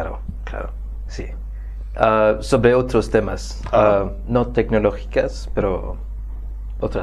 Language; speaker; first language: Spanish; non-native, fluent; French